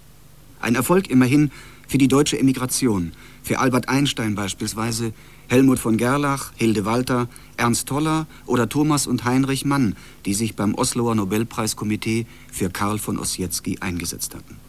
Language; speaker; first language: German; native; German